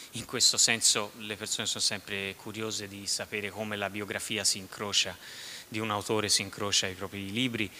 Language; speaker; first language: Italian; native; Italian